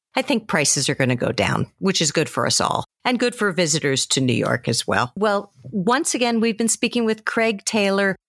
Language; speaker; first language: English; native; English